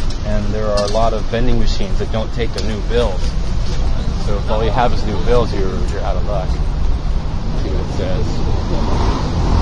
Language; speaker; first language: English; native; English